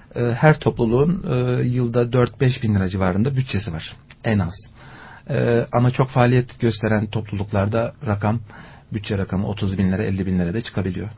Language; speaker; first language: Turkish; native; Turkish